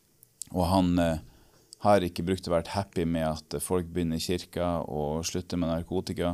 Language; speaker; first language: Norwegian; native; Norwegian